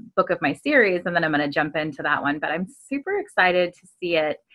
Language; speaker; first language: English; native; English